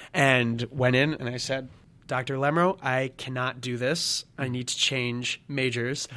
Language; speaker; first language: English; native; English